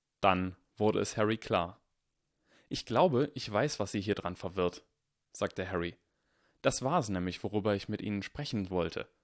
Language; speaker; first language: German; native; German